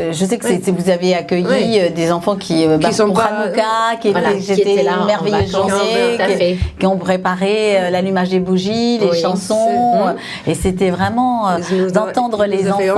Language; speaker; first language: French; native; French